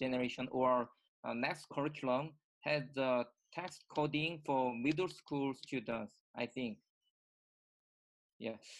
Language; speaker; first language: English; non-native, learner; Korean